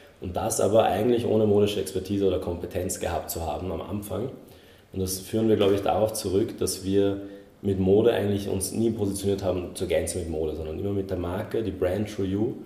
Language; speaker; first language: German; native; German